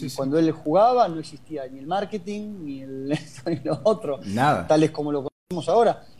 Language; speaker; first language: Spanish; native; Spanish